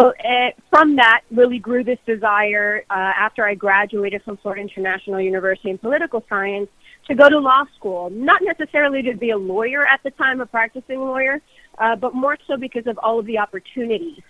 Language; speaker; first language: English; native; English